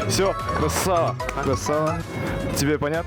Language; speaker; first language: Russian; native; Russian